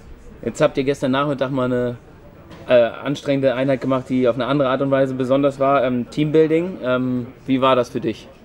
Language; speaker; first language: German; native; German